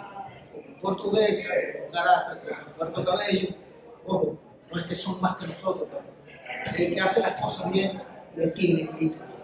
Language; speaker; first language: Spanish; native; Spanish